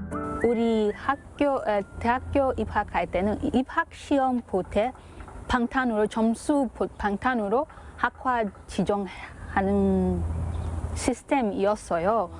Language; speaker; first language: Korean; non-native, learner; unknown